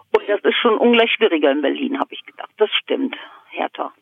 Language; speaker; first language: German; native; German